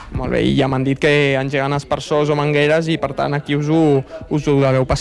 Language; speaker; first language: Catalan; native; Catalan